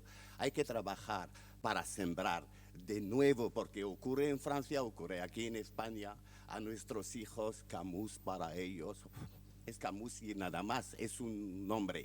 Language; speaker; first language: Spanish; non-native, fluent; Arabic